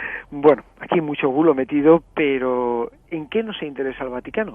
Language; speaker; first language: Spanish; native; Spanish